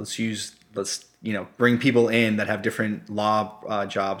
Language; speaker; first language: English; non-native, fluent; Spanish